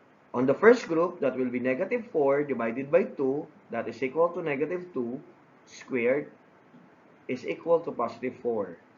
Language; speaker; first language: English; non-native, local second language; Filipino